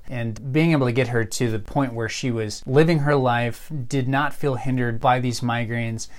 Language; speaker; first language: English; native; English